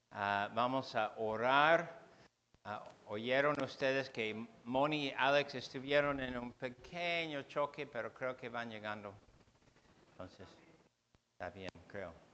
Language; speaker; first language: Spanish; non-native, fluent; English